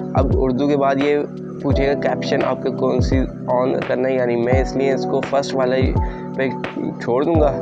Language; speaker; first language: Urdu; native; Urdu